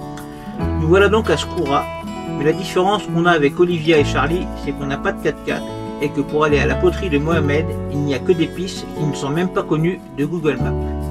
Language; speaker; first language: French; native; French